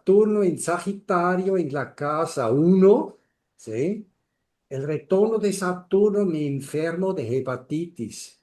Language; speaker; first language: Spanish; non-native, fluent; German